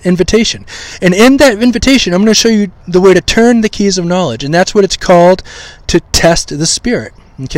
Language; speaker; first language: English; native; English